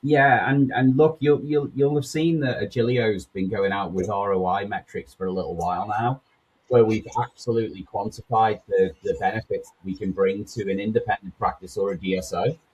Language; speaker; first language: English; native; English